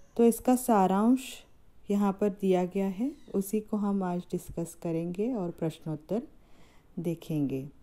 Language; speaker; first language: Hindi; non-native, local second language; Marathi